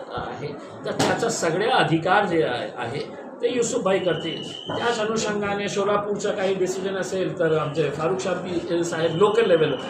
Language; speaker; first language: Marathi; non-native, local second language; Urdu